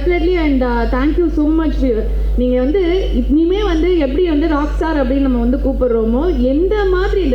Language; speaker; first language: Tamil; native; Tamil